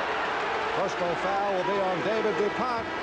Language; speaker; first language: English; native; English